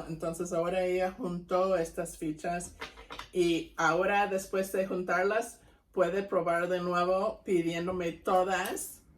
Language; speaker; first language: Spanish; non-native, fluent; English